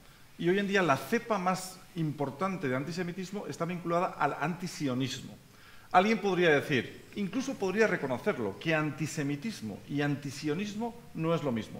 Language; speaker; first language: Spanish; native; Spanish